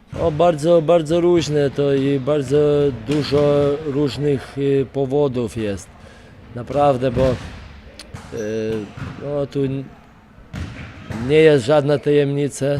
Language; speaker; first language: Polish; non-native, fluent; Lithuanian